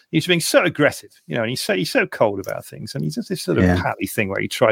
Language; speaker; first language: English; native; English